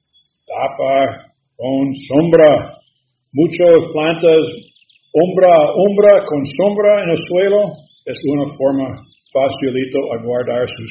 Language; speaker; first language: Spanish; non-native, learner; English